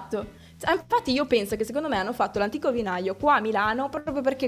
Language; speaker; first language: Italian; native; Italian